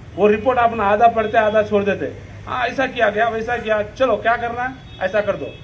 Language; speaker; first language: Hindi; non-native, local second language; Lambadi